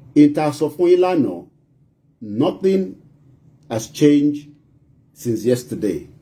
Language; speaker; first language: English; non-native, local second language; Yoruba